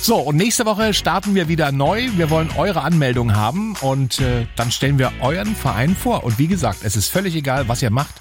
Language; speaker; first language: German; native; German